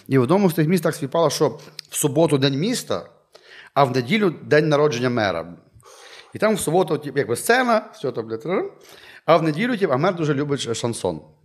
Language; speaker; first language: Ukrainian; native; Ukrainian